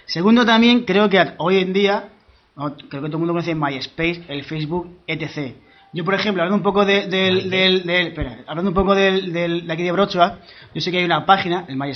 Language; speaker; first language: Spanish; native; Spanish